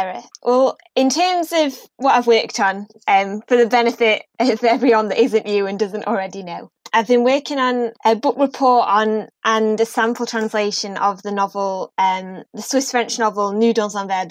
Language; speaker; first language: English; native; English